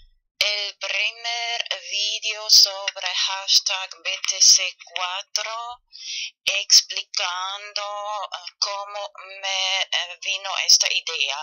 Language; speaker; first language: Spanish; non-native, fluent; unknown